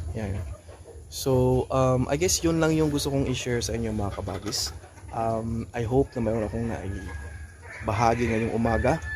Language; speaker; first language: Filipino; non-native, local second language; Cebuano